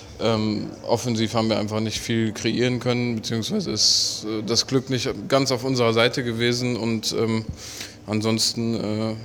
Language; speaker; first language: German; native; German